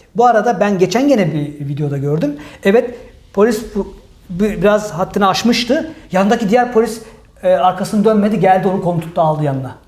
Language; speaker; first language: Turkish; early bilingual, heritage; Turkish